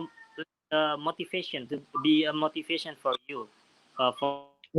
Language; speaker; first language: English; non-native, learner; Indonesian